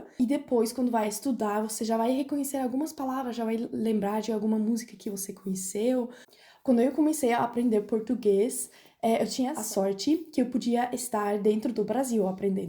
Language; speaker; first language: Portuguese; non-native, fluent; German